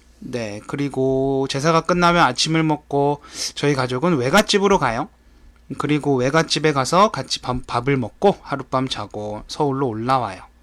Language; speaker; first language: Korean; native; Korean